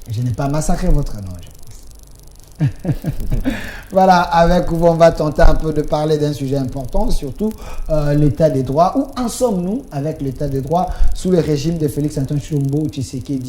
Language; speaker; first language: French; non-native, local second language; Lingala